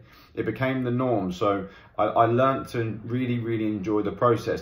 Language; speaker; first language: English; native; English